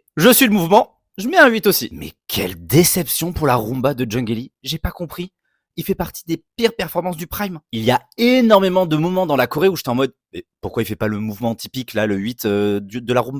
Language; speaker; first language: French; native; French